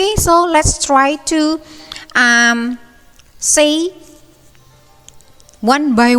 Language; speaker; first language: English; non-native, fluent; Indonesian